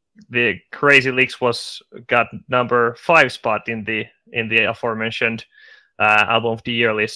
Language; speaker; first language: English; non-native, fluent; Finnish